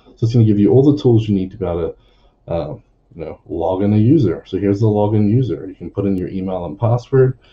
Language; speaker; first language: English; native; English